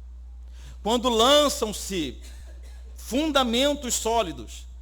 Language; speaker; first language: Portuguese; native; Portuguese